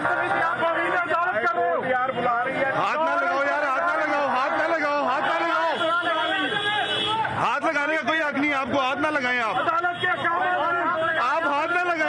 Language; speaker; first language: Hindi; non-native, local second language; Punjabi